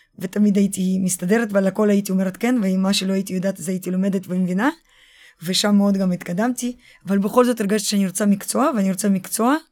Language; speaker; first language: Hebrew; early bilingual, other home language; Russian